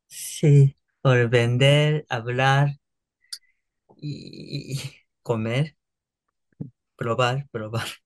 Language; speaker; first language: Spanish; non-native, learner; Japanese